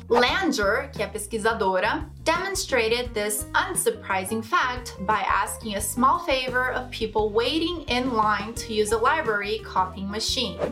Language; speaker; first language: English; non-native, fluent; Portuguese